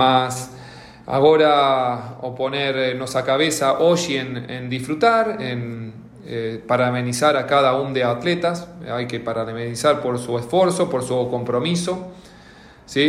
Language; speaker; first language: Portuguese; non-native, learner; Spanish